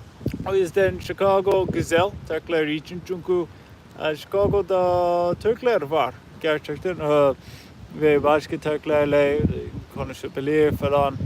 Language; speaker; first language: Turkish; non-native, learner; English